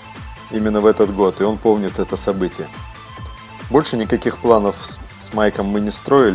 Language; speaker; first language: Russian; native; Russian